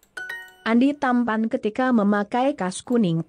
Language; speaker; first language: Indonesian; non-native, learner; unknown